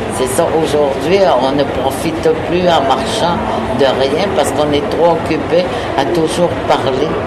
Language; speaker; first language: French; non-native, local second language; Innu-aimun